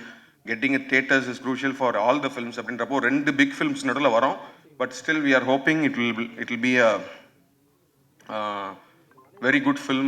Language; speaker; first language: Tamil; native; Tamil